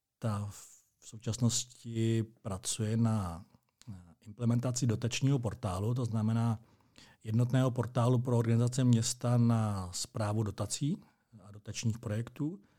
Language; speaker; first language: Czech; native; Czech